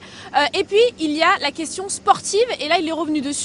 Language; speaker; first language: French; native; French